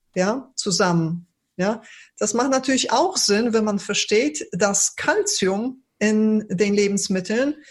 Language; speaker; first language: German; early bilingual, other home language; Polish